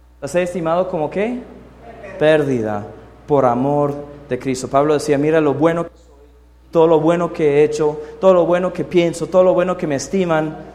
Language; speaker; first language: Spanish; non-native, fluent; English